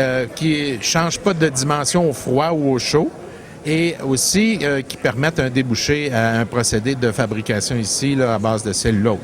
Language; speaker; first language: French; native; French